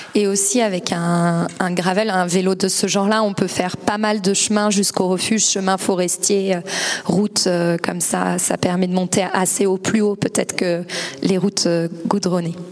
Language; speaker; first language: French; native; French